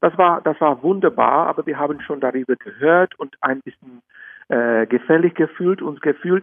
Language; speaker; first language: German; non-native, fluent; Czech